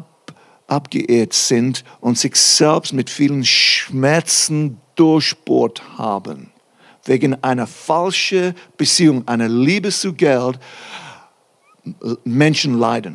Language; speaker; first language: German; non-native, fluent; English